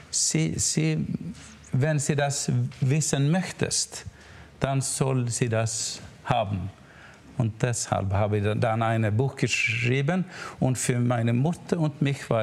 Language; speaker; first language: German; non-native, learner; Swedish